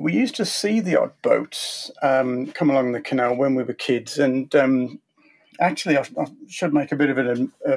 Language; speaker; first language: English; native; English